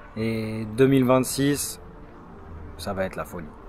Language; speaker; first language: French; native; French